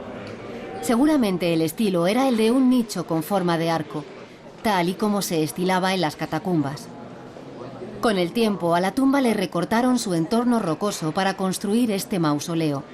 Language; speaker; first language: Spanish; native; Spanish